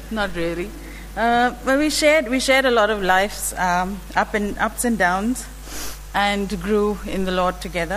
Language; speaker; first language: English; non-native, local second language; Malayalam